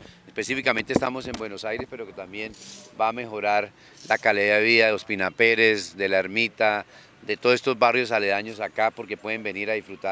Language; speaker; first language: Spanish; native; Spanish